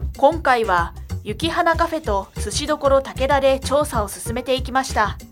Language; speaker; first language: Japanese; native; Japanese